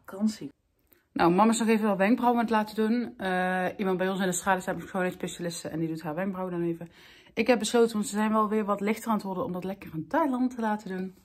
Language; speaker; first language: Dutch; native; Dutch